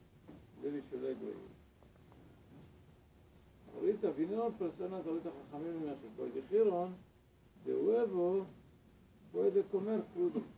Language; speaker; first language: Spanish; non-native, learner; Hebrew